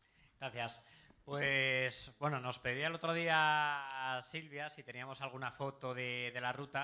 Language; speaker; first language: Spanish; native; Spanish